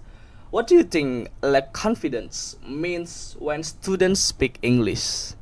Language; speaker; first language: English; non-native, learner; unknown